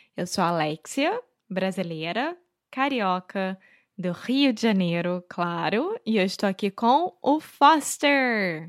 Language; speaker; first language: Portuguese; native; Portuguese